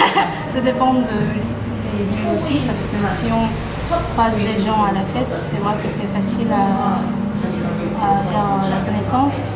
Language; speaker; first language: French; non-native, fluent; Korean